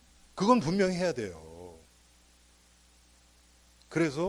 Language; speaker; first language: Korean; native; Korean